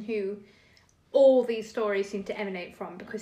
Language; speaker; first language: English; native; English